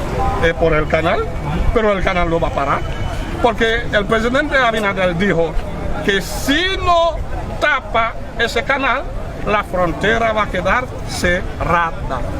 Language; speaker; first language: Spanish; non-native, fluent; Haitian Creole